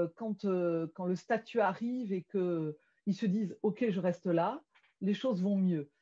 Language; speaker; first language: French; native; French